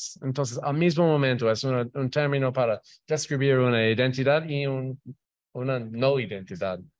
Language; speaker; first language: Spanish; non-native, fluent; English